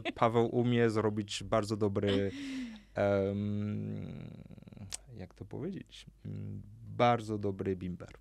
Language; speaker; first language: Polish; non-native, fluent; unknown